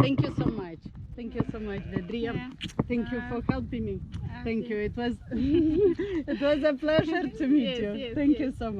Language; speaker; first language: English; non-native, learner; Italian